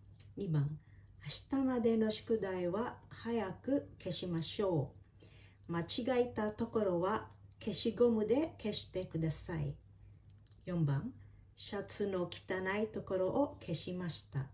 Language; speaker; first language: Japanese; non-native, fluent; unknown